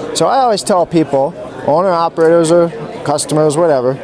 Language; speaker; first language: English; native; English